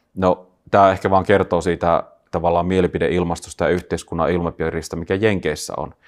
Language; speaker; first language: Finnish; native; Finnish